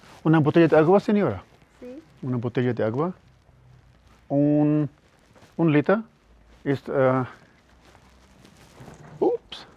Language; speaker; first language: Spanish; non-native, learner; Urdu